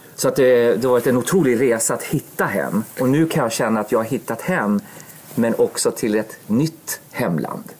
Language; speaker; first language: Swedish; early bilingual, other home language; Finnish